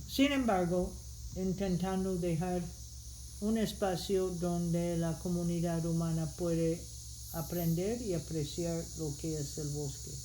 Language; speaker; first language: Spanish; non-native, fluent; English